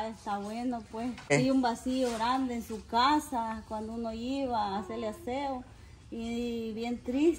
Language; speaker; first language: Spanish; native; Spanish